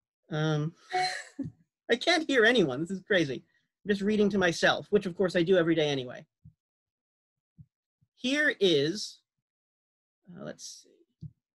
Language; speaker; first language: English; native; English